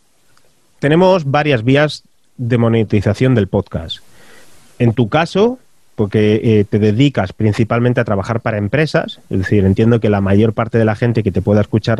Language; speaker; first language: Spanish; native; Spanish